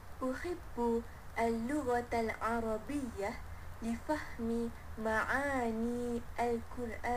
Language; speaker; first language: Arabic; non-native, learner; Malay